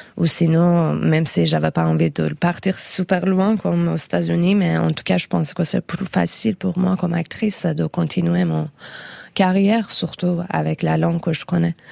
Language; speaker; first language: French; non-native, fluent; Persian